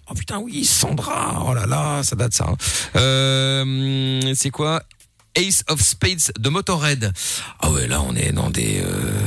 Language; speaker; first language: French; native; French